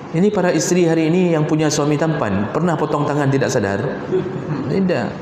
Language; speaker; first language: Malay; non-native, local second language; Achinese